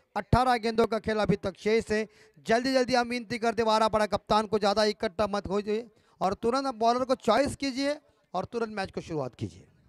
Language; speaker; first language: Hindi; non-native, local second language; Marathi